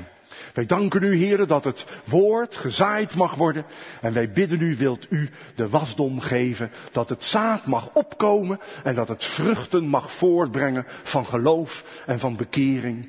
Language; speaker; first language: Dutch; native; Dutch